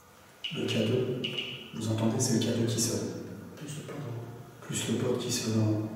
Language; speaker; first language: French; native; French